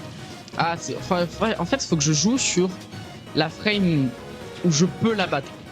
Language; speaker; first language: French; native; French